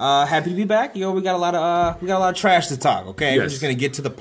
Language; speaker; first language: English; native; English